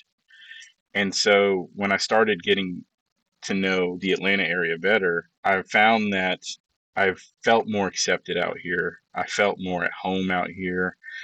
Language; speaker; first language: English; early bilingual, other home language; Spanish